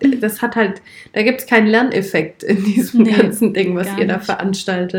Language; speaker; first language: German; native; German